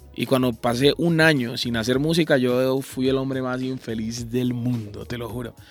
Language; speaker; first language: Spanish; native; Spanish